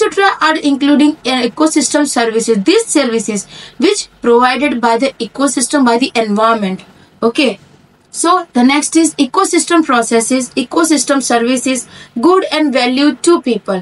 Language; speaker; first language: English; non-native, local second language; Hindi